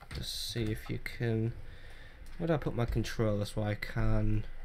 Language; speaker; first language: English; native; English